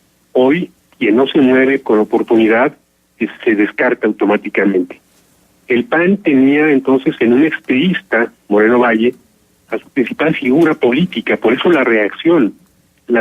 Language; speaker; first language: Spanish; native; Spanish